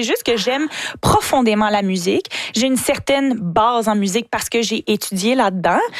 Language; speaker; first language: French; native; French